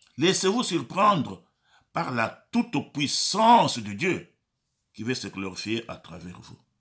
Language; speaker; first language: French; non-native, local second language; Lingala